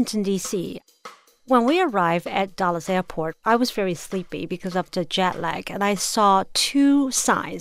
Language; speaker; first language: English; non-native, fluent; Chinese